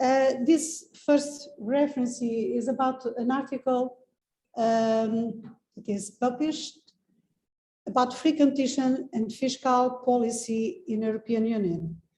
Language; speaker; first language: English; non-native, fluent; Portuguese